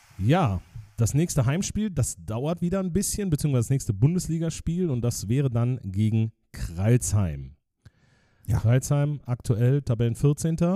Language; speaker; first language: German; native; German